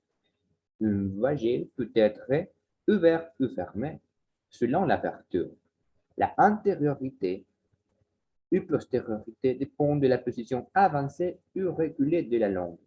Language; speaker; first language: French; non-native, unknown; Spanish